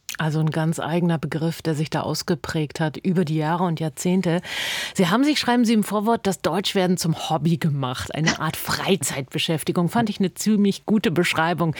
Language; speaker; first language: German; native; German